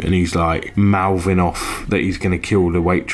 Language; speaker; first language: English; native; English